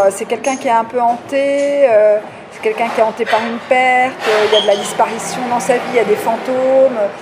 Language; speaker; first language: French; native; French